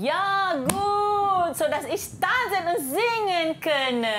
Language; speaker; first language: German; non-native, fluent; Malay